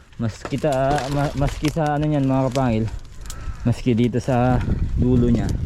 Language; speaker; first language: Filipino; native; Filipino